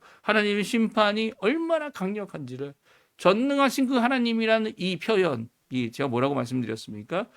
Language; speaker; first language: Korean; native; Korean